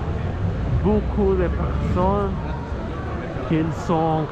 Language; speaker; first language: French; non-native, learner; Spanish